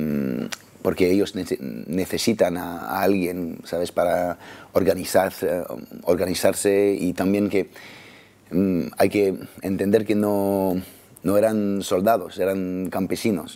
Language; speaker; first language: Spanish; non-native, fluent; French